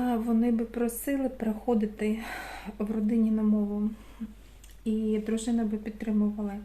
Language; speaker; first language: Ukrainian; non-native, local second language; Russian